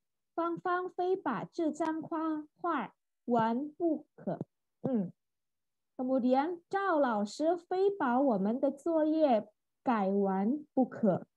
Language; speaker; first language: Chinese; non-native, fluent; Indonesian